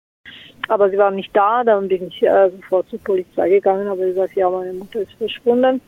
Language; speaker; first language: German; non-native, fluent; Italian